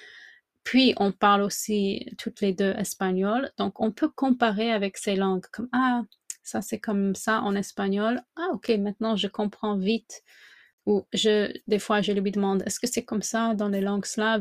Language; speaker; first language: French; non-native, fluent; English